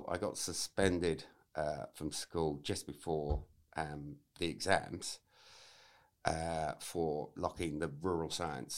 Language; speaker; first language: English; native; English